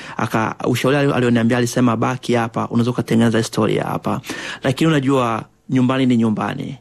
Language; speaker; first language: Swahili; native; Swahili